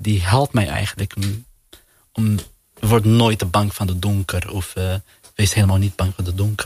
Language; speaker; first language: Dutch; non-native, fluent; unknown